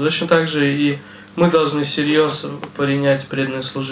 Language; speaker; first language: Russian; native; Russian